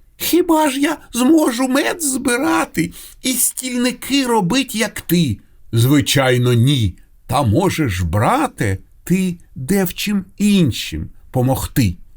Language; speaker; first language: Ukrainian; non-native, local second language; Russian